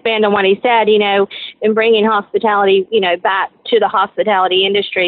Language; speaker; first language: English; native; English